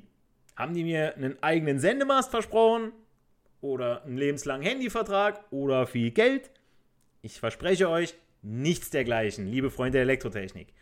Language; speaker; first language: German; native; German